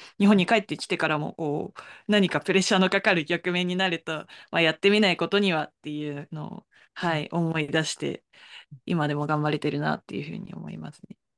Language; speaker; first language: Japanese; native; Japanese